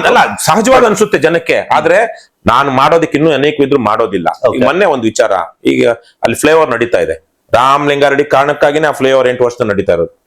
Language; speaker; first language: Kannada; native; Kannada